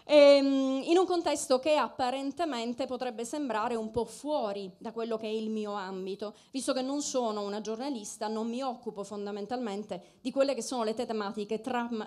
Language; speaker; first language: Italian; native; Italian